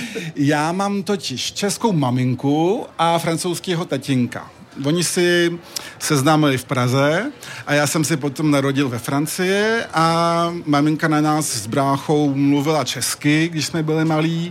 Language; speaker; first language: Czech; early bilingual, heritage; French